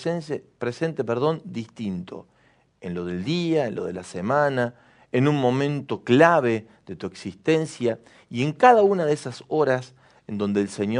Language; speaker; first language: Spanish; native; Spanish